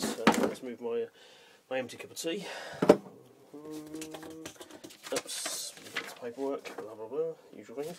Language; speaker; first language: English; native; English